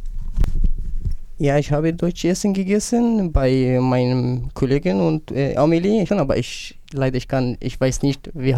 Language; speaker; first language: German; non-native, learner; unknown